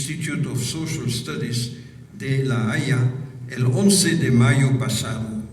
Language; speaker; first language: Spanish; non-native, fluent; French